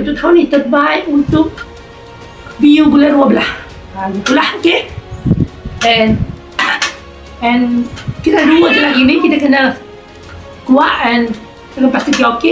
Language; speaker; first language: Malay; native; Malay